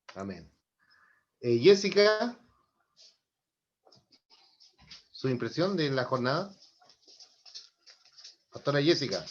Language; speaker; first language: Spanish; native; Spanish